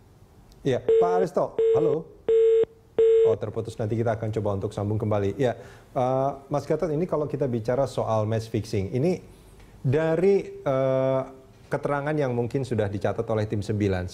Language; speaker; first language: Indonesian; native; Indonesian